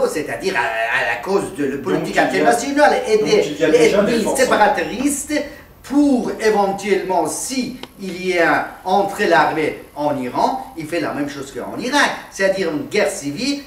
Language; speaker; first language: French; non-native, fluent; Persian